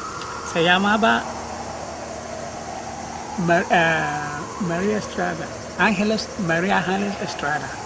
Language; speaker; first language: Spanish; non-native, learner; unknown